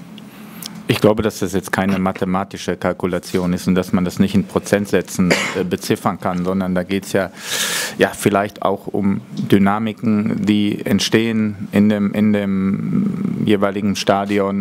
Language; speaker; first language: German; native; German